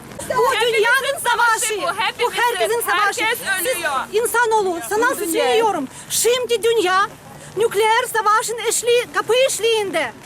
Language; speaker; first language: Turkish; non-native, fluent; Ukrainian